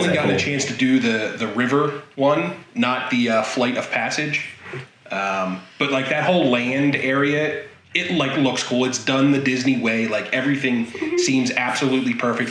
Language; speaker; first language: English; native; English